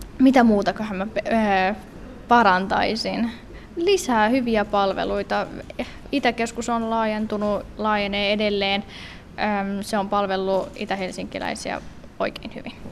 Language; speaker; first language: Finnish; early bilingual, other home language; Somali